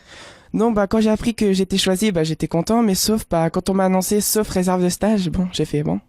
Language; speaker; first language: French; native; French